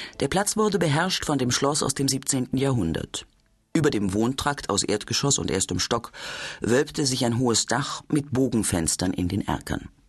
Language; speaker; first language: German; native; German